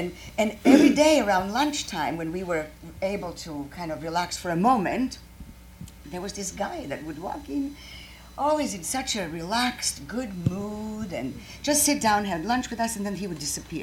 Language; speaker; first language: English; non-native, fluent; Croatian